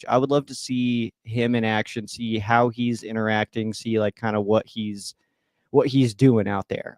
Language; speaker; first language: English; native; English